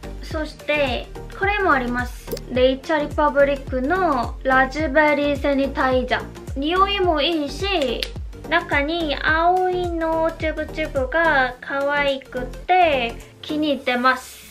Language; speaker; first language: Japanese; non-native, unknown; Korean